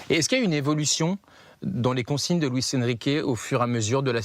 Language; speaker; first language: French; native; French